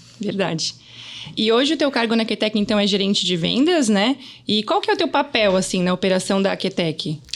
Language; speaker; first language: Portuguese; native; Portuguese